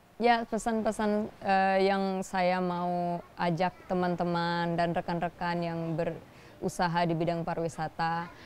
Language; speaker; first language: Indonesian; native; Indonesian